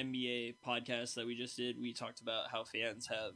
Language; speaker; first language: English; native; English